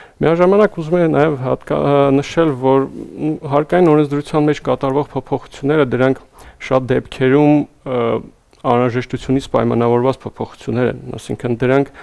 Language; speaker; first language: Armenian; native; Armenian